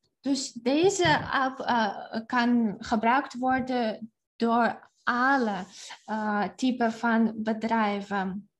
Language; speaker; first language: Dutch; non-native, fluent; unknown